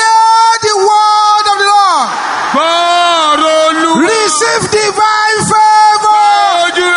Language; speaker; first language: English; non-native, local second language; Yoruba